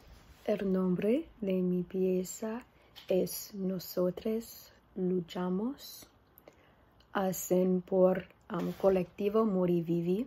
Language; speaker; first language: Spanish; non-native, learner; English